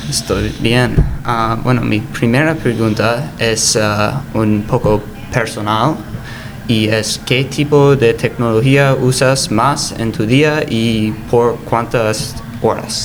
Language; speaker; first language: Spanish; non-native, fluent; English